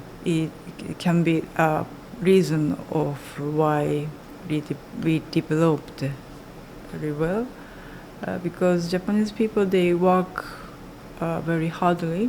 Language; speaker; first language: English; non-native, learner; Japanese